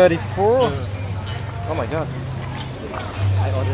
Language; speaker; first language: English; non-native, learner; French